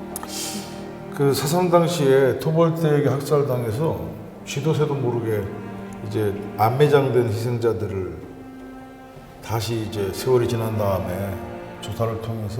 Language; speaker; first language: Korean; native; Korean